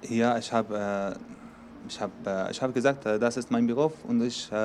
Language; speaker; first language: German; non-native, learner; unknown